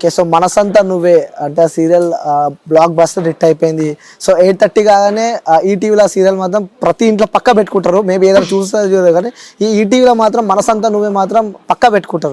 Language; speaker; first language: Telugu; native; Telugu